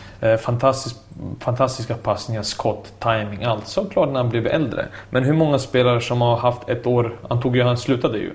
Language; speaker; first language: Swedish; early bilingual, other home language; Serbian